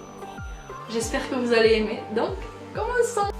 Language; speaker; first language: French; non-native, fluent; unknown